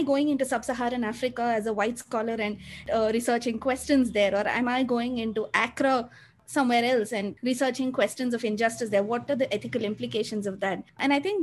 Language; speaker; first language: English; non-native, local second language; Malayalam